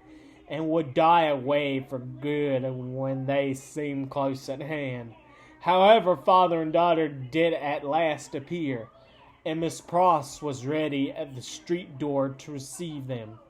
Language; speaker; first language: English; native; English